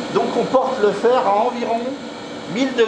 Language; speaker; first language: French; native; French